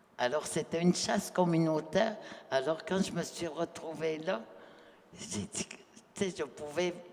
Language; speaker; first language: French; non-native, local second language; Innu-aimun